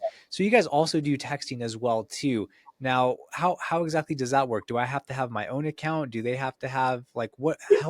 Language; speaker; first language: English; native; English